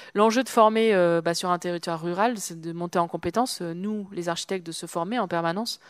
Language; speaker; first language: French; native; French